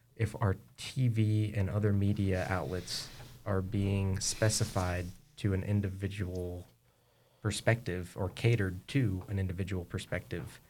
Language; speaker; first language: English; native; English